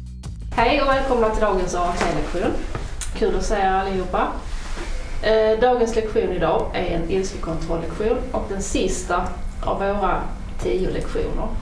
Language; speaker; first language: Swedish; native; Swedish